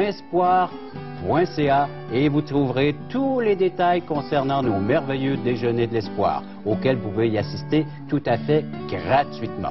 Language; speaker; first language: French; native; French